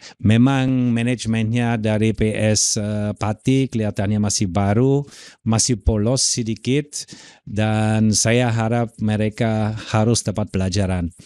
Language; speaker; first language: Indonesian; non-native, fluent; German